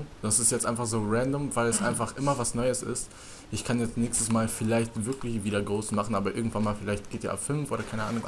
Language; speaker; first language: German; native; German